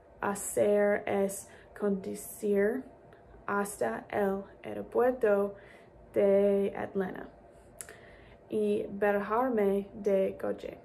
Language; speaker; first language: Spanish; non-native, learner; English